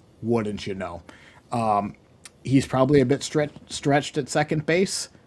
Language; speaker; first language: English; native; English